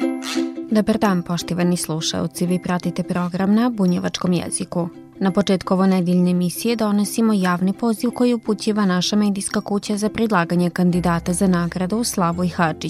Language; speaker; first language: Serbian; native; Serbian